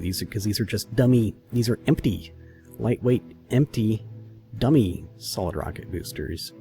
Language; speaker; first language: English; native; English